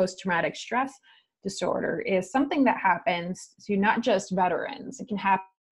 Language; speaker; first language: English; native; English